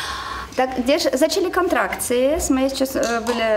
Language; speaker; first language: Czech; non-native, learner; Russian